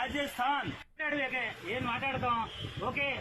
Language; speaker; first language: Kannada; non-native, learner; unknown